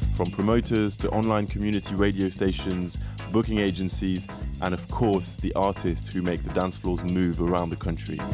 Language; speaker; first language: English; native; English